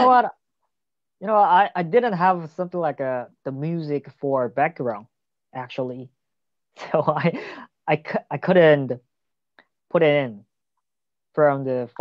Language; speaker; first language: English; non-native, learner; Korean